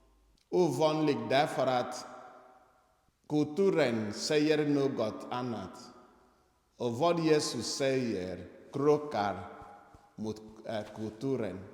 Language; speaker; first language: Swedish; non-native, fluent; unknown